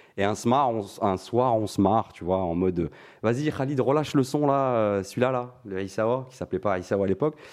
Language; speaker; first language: French; non-native, local second language; Arabic